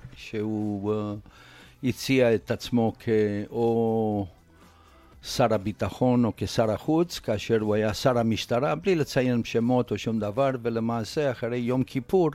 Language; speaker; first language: Hebrew; non-native, fluent; Romanian